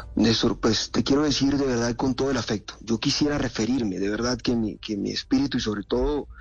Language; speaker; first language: Spanish; native; Spanish